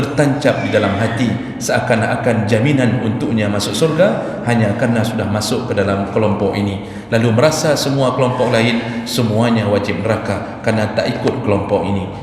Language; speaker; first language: Malay; non-native, local second language; Achinese